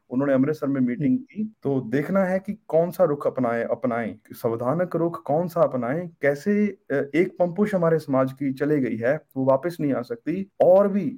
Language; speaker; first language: Hindi; native; Hindi